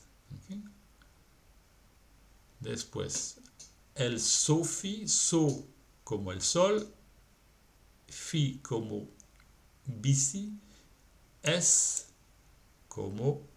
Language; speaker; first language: Spanish; non-native, fluent; French